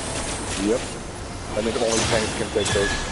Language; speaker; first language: English; native; English